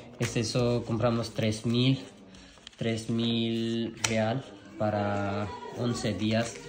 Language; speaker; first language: Spanish; non-native, learner; Urdu